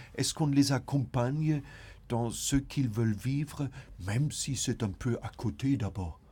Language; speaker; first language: French; non-native, fluent; German